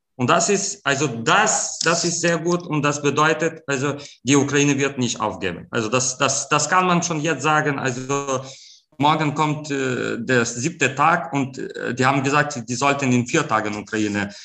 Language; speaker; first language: German; non-native, fluent; Ukrainian